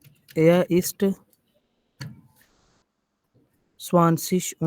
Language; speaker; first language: German; non-native, learner; Urdu